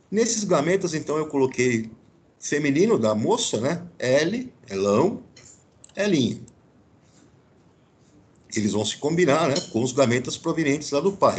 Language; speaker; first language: Portuguese; native; Portuguese